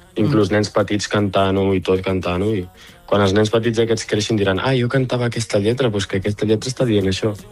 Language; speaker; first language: Catalan; early bilingual, other home language; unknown